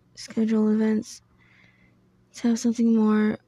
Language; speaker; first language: English; early bilingual, other home language; Spanish